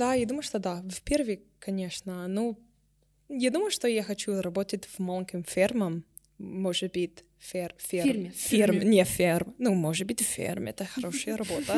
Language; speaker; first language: Russian; non-native, learner; English